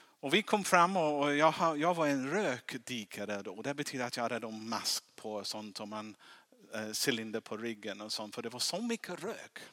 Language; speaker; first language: Swedish; non-native, fluent; English